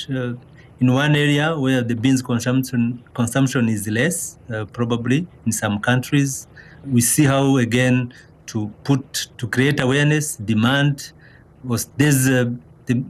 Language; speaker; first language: English; non-native, local second language; Kinyarwanda